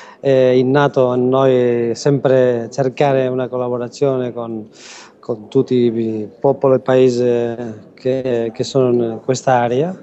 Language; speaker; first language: Italian; non-native, learner; Catalan